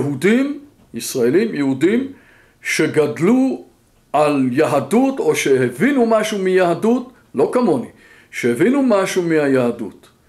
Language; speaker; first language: Hebrew; non-native, fluent; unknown